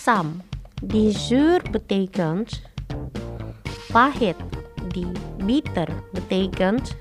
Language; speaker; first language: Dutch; non-native, learner; Indonesian